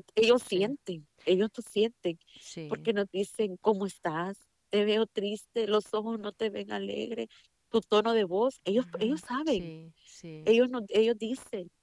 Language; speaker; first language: Spanish; native; Spanish